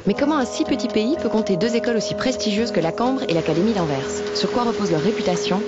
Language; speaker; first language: French; native; French